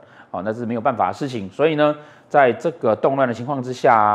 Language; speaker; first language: Chinese; native; Chinese